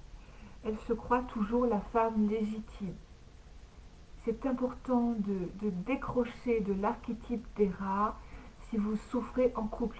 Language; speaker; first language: French; native; French